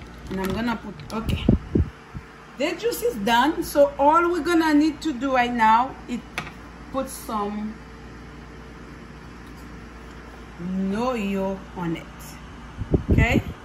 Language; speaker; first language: English; non-native, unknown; Haitian Creole